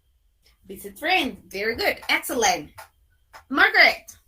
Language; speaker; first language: English; non-native, fluent; Spanish